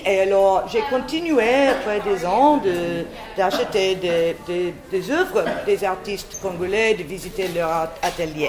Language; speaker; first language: French; non-native, fluent; English